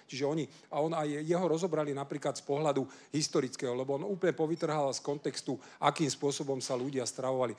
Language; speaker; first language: Slovak; non-native, local second language; Hungarian